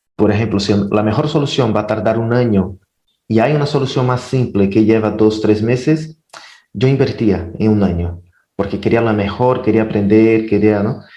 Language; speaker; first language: Spanish; non-native, fluent; Portuguese